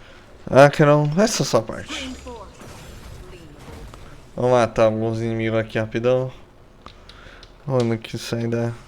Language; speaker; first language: Portuguese; native; Portuguese